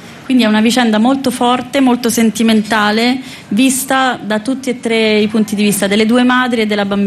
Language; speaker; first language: Italian; native; Italian